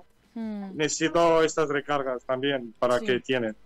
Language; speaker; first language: Spanish; non-native, learner; Ukrainian